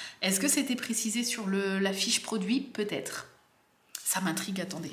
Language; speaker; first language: French; native; French